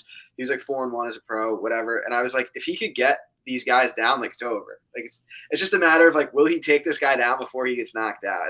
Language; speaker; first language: English; native; English